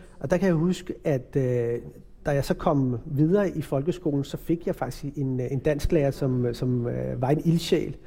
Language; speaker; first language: Danish; early bilingual, other home language; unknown